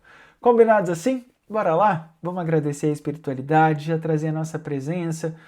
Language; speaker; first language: Portuguese; native; Portuguese